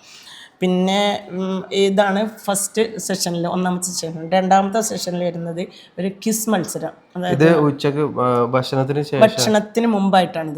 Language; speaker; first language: Malayalam; native; Malayalam